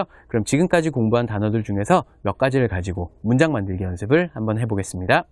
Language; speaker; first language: Korean; native; Korean